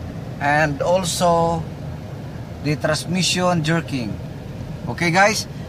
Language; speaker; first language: English; non-native, local second language; Filipino